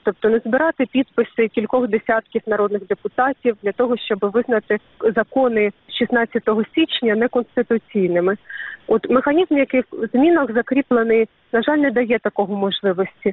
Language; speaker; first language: Ukrainian; native; Ukrainian